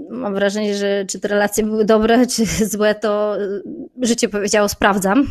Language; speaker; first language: Polish; native; Polish